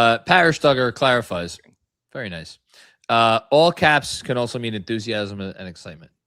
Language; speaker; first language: English; native; English